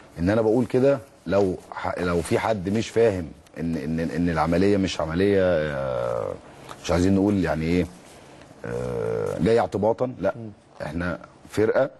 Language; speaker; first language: Egyptian Arabic; native; Egyptian Arabic